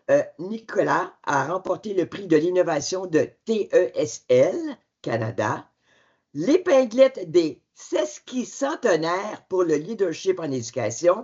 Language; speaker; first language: French; native; French